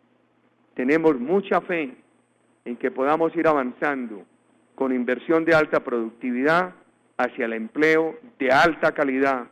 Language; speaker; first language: Spanish; native; Spanish